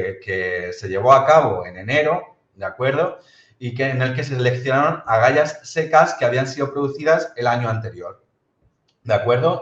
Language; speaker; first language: Spanish; native; Spanish